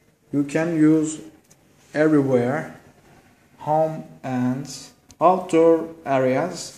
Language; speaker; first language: English; non-native, learner; Turkish